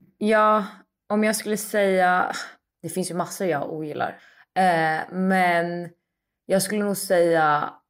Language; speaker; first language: Swedish; native; Swedish